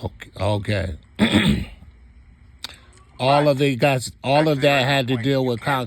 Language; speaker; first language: English; native; English